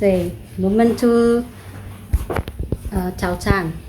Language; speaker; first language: Chinese; non-native, learner; Filipino